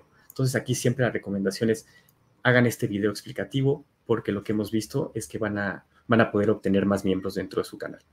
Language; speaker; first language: Spanish; native; Spanish